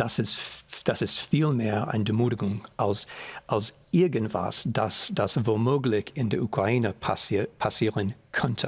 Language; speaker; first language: German; non-native, fluent; English